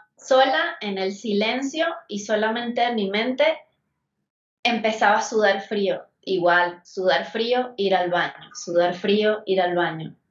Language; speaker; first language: Spanish; native; Spanish